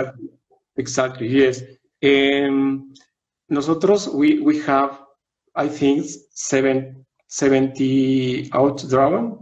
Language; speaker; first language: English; non-native, learner; Spanish